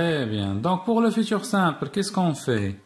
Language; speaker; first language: French; non-native, local second language; Arabic